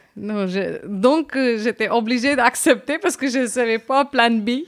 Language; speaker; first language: French; non-native, fluent; Tamil